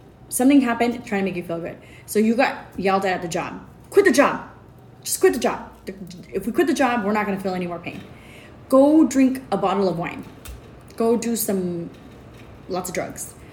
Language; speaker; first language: English; early bilingual, other home language; Spanish